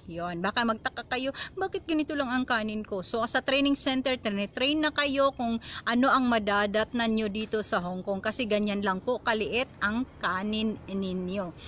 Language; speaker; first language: Filipino; non-native, local second language; Cebuano